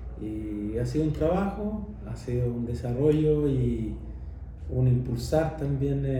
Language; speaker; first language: Spanish; native; Spanish